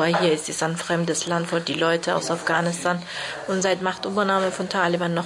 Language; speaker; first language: German; non-native, fluent; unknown